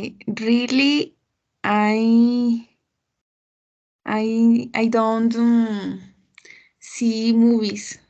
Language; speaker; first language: English; non-native, learner; Spanish